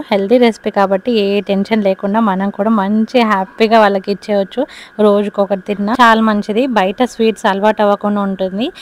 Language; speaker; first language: Telugu; non-native, local second language; Lambadi